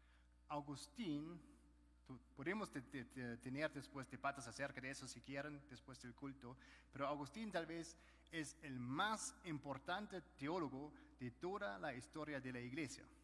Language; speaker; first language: Spanish; non-native, fluent; German